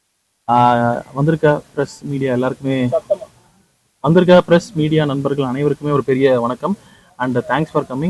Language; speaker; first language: Tamil; native; Tamil